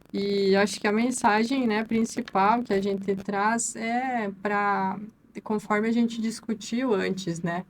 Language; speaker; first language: Portuguese; native; Portuguese